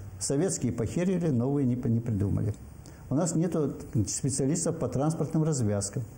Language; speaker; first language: Russian; native; Russian